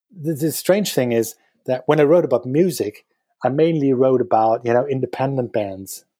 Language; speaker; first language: English; non-native, fluent; German